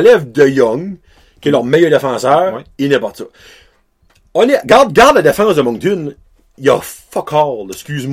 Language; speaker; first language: French; native; French